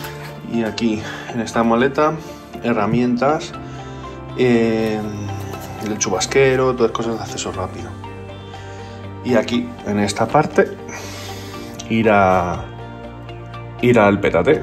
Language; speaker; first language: Spanish; native; Spanish